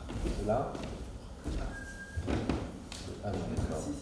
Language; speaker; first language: French; native; French